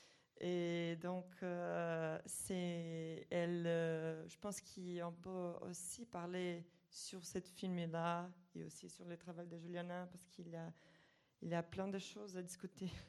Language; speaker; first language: French; non-native, fluent; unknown